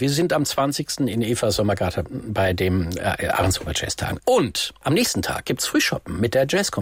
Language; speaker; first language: German; native; German